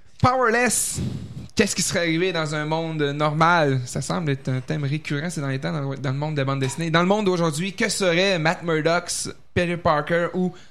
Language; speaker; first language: French; native; French